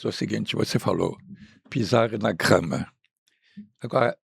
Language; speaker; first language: Portuguese; non-native, fluent; Arabic